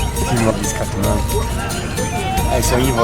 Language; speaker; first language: French; non-native, fluent; Spanish